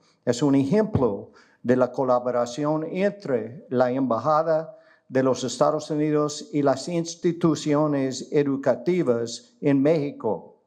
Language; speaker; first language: Spanish; non-native, learner; English